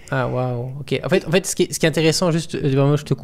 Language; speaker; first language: French; native; French